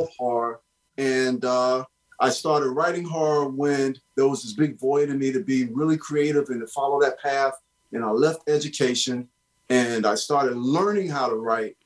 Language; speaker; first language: English; native; English